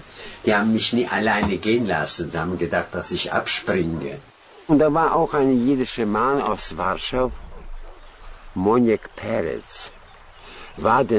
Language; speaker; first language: German; non-native, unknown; Russian